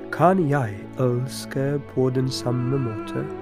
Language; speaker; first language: Norwegian; non-native, fluent; Polish